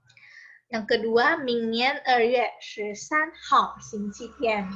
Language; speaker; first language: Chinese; non-native, learner; Indonesian